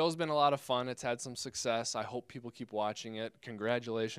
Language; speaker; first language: English; native; English